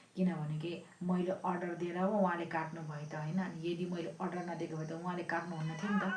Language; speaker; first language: Nepali; non-native, local second language; Eastern Tamang